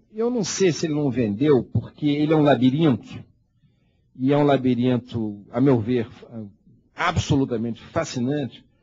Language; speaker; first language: Portuguese; early bilingual, heritage; Portuguese